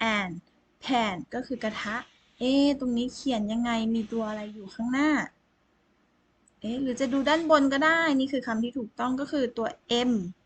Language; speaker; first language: Thai; native; Thai